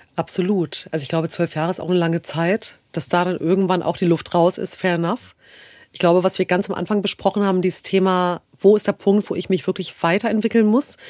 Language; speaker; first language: German; early bilingual, other home language; Kurdish